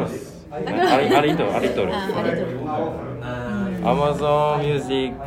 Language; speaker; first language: English; non-native, learner; Japanese